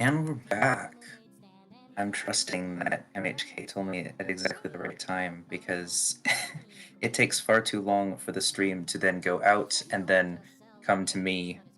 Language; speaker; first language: English; native; English